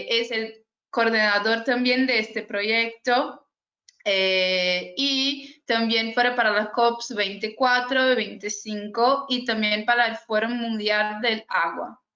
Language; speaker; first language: Spanish; non-native, fluent; Portuguese